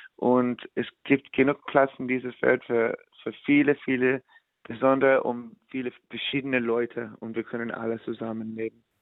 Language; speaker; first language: German; non-native, learner; English